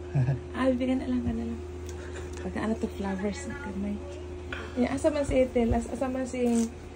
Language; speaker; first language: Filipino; non-native, local second language; Cebuano